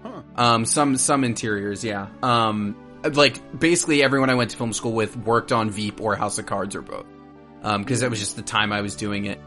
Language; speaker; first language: English; native; English